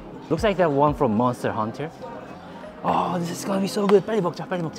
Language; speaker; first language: English; non-native, fluent; Korean